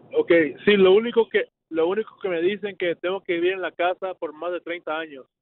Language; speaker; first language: Spanish; early bilingual, heritage; Spanish